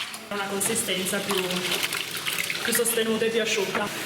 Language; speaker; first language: Italian; native; Italian